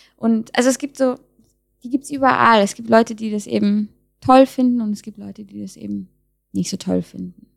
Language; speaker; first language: German; native; German